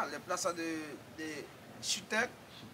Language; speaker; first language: French; non-native, learner; Spanish